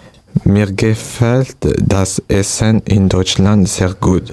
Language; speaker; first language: German; non-native, learner; French